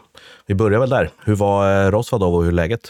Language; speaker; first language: Swedish; native; Swedish